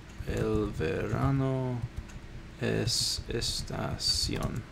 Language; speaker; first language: Spanish; non-native, learner; English